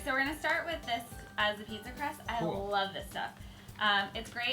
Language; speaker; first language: English; native; English